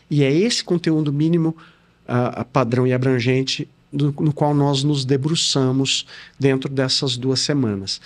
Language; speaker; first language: Portuguese; native; Portuguese